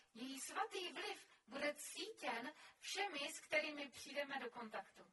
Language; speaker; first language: Czech; native; Czech